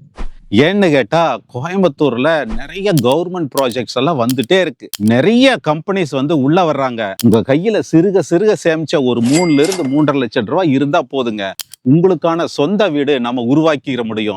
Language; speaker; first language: Tamil; native; Tamil